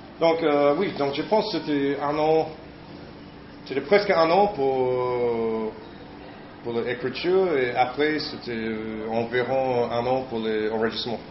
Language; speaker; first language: French; non-native, learner; English